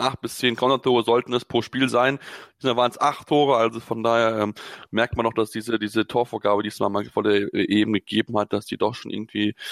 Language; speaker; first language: German; native; German